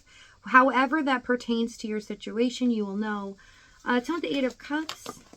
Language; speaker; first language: English; native; English